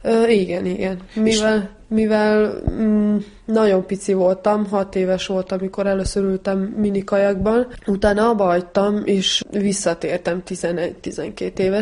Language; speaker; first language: Hungarian; non-native, fluent; Serbian